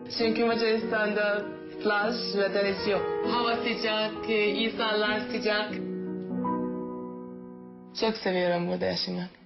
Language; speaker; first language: Turkish; non-native, learner; Hungarian